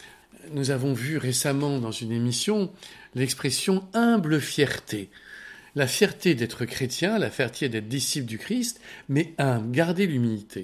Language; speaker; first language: French; native; French